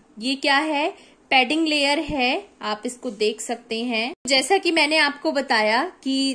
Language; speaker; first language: Hindi; native; Hindi